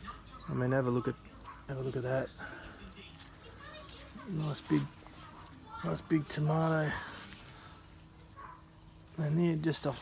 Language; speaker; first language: English; native; English